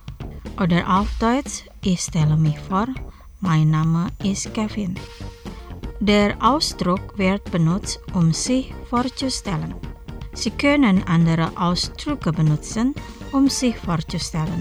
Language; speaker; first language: German; non-native, fluent; Indonesian